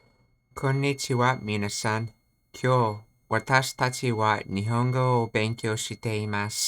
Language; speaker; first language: Japanese; non-native, learner; English